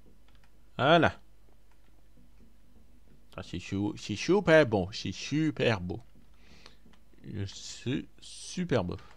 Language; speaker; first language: French; native; French